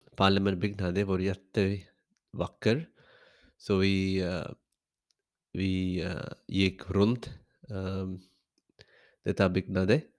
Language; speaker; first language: Swedish; non-native, learner; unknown